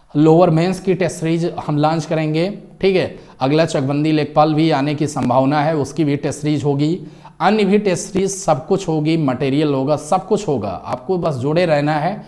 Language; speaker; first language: Hindi; native; Hindi